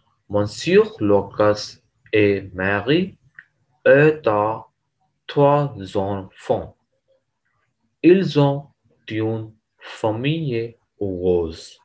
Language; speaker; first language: French; non-native, learner; Urdu